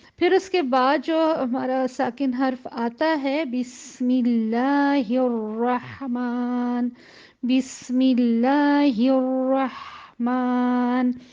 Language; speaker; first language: Urdu; native; Urdu